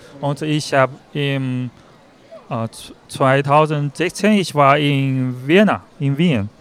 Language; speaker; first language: German; non-native, learner; Chinese